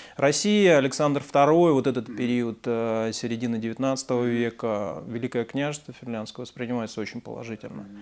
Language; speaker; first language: Russian; native; Russian